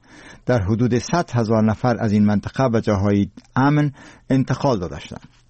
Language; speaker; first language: Persian; native; Persian